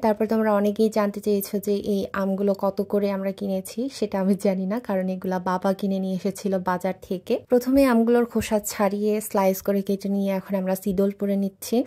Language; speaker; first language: Bangla; non-native, local second language; Chakma